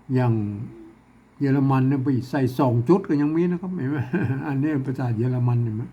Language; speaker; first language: Thai; non-native, local second language; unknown